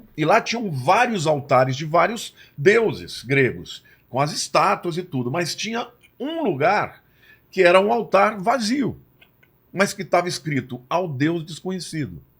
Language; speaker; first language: Portuguese; native; Portuguese